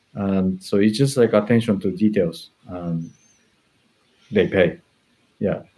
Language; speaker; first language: English; non-native, fluent; Japanese